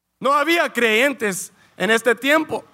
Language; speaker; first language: Spanish; early bilingual, heritage; Spanish